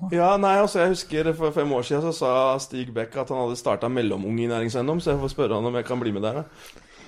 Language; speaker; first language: Norwegian; early bilingual, other home language; Urdu